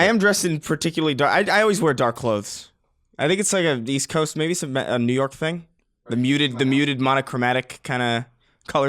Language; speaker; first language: English; native; English